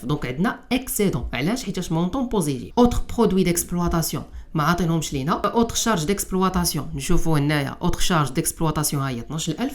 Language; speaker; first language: Arabic; native; Arabic